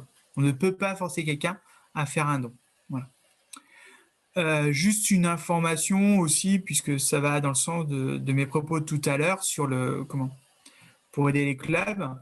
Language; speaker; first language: French; native; French